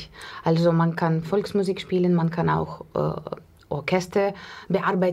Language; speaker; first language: German; non-native, learner; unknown